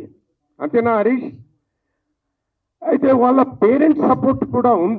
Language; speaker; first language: Telugu; native; Telugu